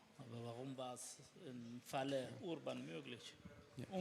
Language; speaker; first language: German; non-native, learner; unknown